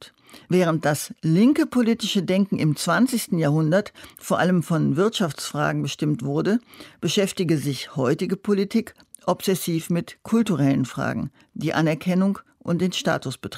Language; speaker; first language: German; native; German